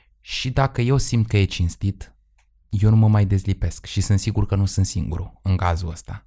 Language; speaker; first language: Romanian; native; Romanian